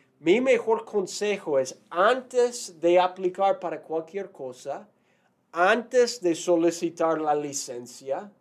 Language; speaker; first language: Spanish; non-native, fluent; English